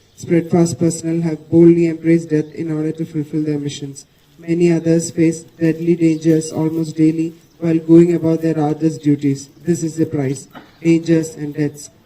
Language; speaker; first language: English; non-native, local second language; Tamil